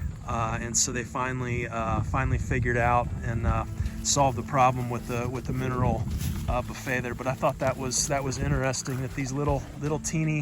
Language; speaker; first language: English; native; English